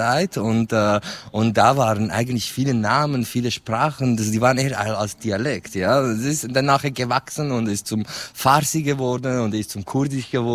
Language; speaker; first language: German; non-native, fluent; Persian